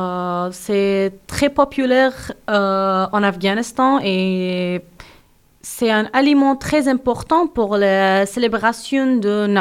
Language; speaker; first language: French; non-native, learner; Persian